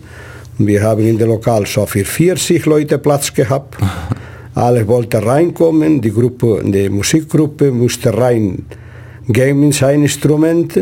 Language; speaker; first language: German; non-native, learner; Spanish